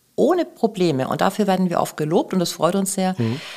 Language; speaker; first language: German; native; German